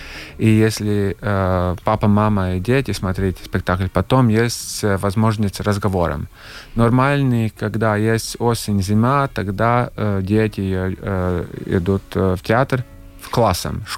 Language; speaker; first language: Russian; non-native, local second language; Latvian